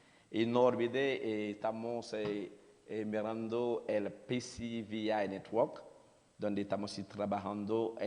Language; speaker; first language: Spanish; non-native, learner; Haitian Creole